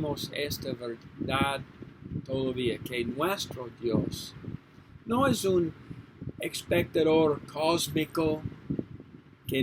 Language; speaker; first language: Spanish; non-native, learner; English